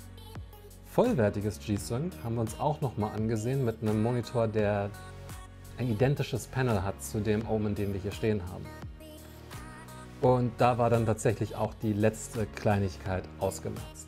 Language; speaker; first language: German; native; German